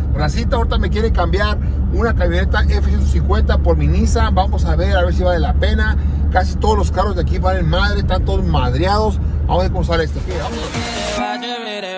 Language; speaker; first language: Spanish; early bilingual, heritage; Spanish